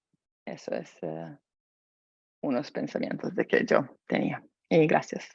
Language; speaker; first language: Spanish; non-native, fluent; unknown